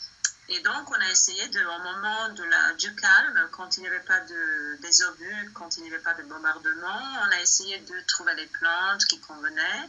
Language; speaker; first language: French; non-native, fluent; Bosnian